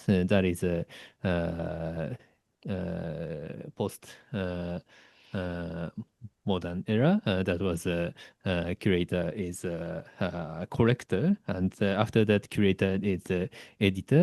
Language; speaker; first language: English; non-native, learner; Japanese